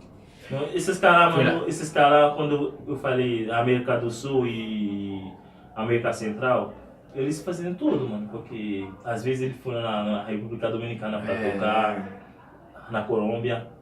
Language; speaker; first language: Portuguese; non-native, fluent; Haitian Creole